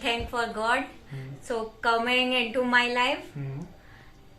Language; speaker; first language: English; non-native, learner; Hindi